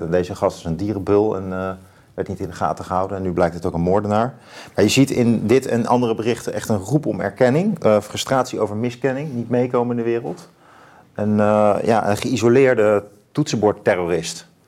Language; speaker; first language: Dutch; native; Dutch